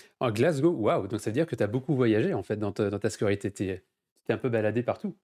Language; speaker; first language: French; native; French